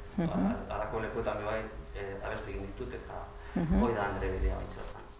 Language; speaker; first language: Basque; non-native, local second language; Spanish